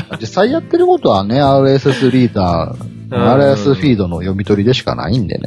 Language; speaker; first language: Japanese; native; Japanese